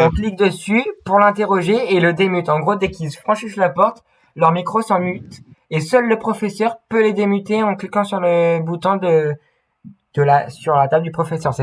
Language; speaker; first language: French; native; French